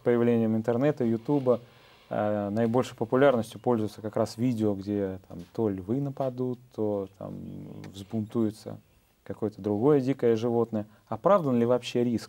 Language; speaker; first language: Russian; native; Russian